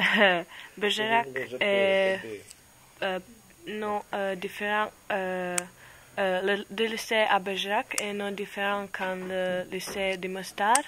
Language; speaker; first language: French; non-native, learner; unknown